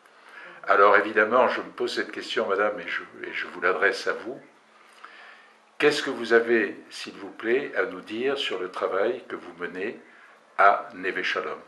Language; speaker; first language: French; native; French